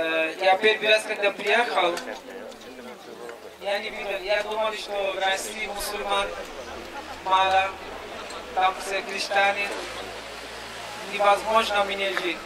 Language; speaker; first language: Russian; non-native, learner; Bangla